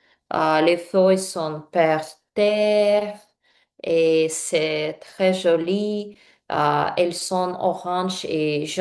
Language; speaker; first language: French; non-native, learner; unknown